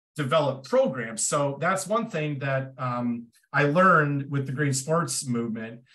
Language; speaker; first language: English; native; English